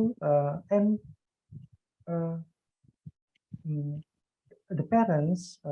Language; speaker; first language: English; non-native, learner; Indonesian